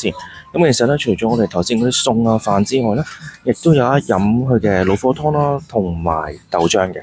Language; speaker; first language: Cantonese; native; Cantonese